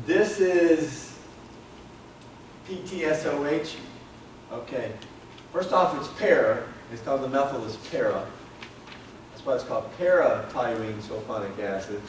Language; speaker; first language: English; native; English